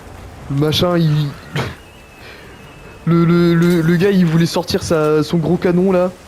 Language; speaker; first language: French; native; French